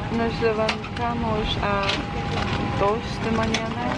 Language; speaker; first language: Spanish; non-native, learner; Polish